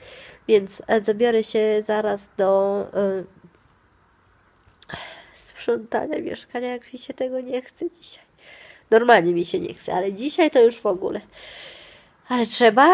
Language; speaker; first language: Polish; non-native, fluent; Italian